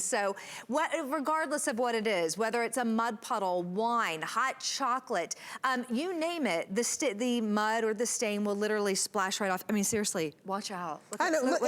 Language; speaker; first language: English; native; English